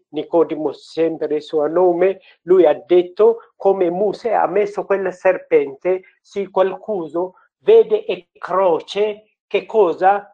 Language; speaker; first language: Italian; non-native, learner; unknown